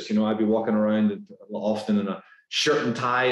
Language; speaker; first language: English; native; English